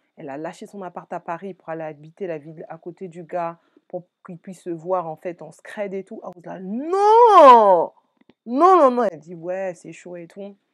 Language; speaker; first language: French; native; French